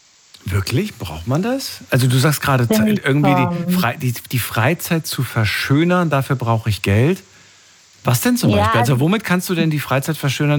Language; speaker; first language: German; native; German